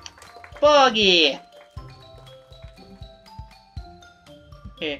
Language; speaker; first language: Japanese; non-native, learner; Spanish